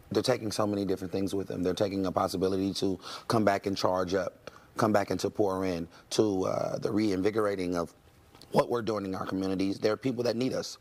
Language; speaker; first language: English; native; English